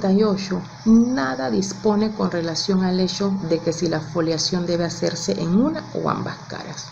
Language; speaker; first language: Spanish; native; Spanish